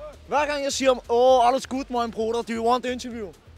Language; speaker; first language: English; non-native, learner; Danish